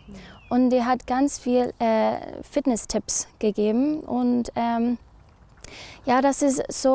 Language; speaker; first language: German; non-native, learner; English